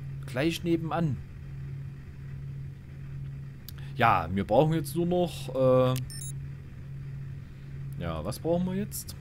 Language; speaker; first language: German; native; German